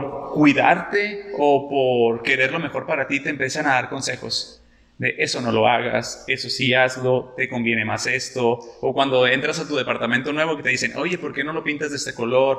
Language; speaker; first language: Spanish; native; Spanish